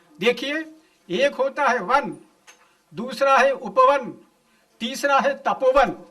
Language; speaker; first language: Hindi; non-native, local second language; Gujarati